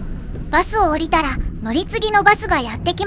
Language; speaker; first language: Japanese; native; Japanese